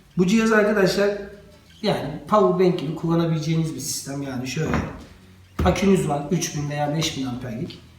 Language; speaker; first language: Turkish; native; Turkish